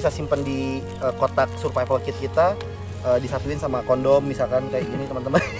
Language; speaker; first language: Indonesian; native; Indonesian